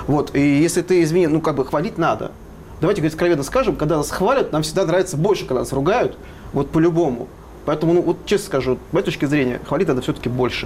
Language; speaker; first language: Russian; native; Russian